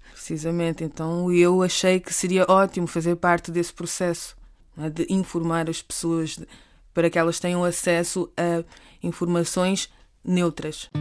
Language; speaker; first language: Portuguese; native; Portuguese